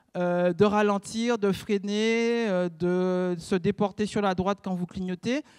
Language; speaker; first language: French; native; French